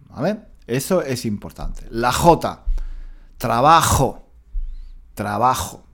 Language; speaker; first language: Spanish; native; Spanish